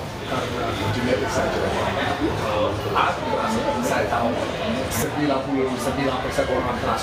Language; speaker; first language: Indonesian; non-native, fluent; English